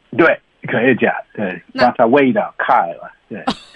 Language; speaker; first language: Chinese; non-native, learner; English